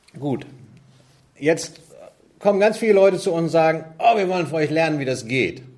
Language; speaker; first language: German; native; German